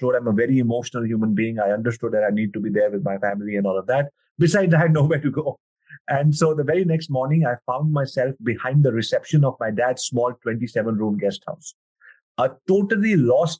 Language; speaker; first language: English; non-native, local second language; Hindi